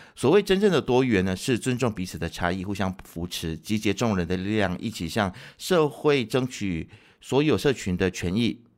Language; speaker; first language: Chinese; native; Chinese